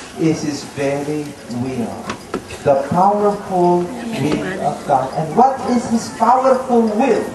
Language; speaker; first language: English; non-native, local second language; Filipino